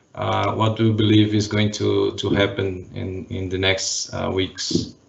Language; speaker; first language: English; non-native, fluent; Portuguese